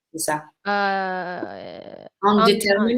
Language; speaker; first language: French; non-native, learner; Filipino